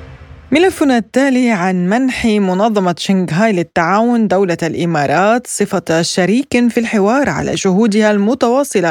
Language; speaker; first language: Arabic; native; Arabic